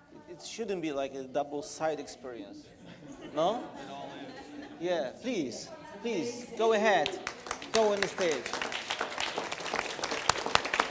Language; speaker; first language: English; non-native, fluent; Polish